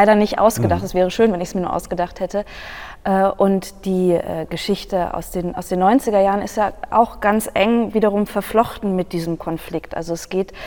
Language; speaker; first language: German; native; German